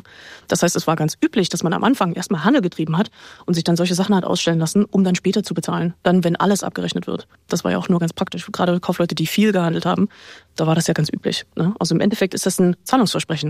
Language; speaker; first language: German; native; German